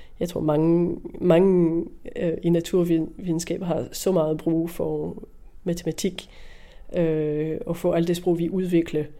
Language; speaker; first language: Danish; non-native, fluent; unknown